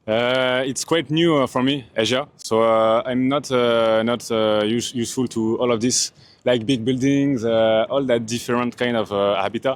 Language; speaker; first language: English; non-native, learner; French